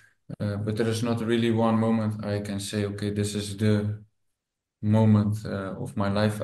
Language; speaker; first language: English; non-native, fluent; Dutch